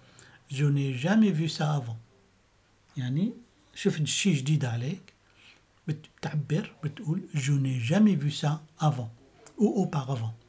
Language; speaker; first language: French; non-native, fluent; Arabic